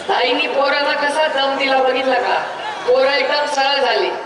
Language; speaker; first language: Hindi; non-native, local second language; Marathi